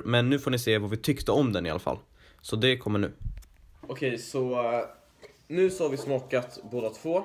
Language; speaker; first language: Swedish; native; Swedish